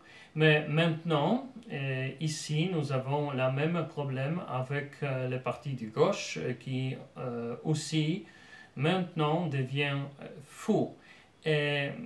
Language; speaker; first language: French; non-native, fluent; Polish